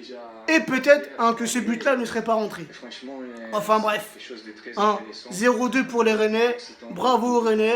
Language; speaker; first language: French; native; French